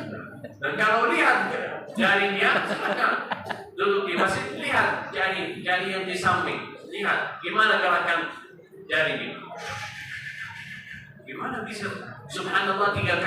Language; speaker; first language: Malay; non-native, fluent; Arabic